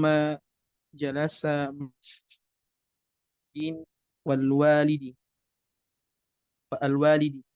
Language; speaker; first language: Arabic; non-native, learner; Indonesian